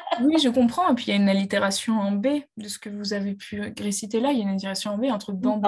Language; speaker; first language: French; native; French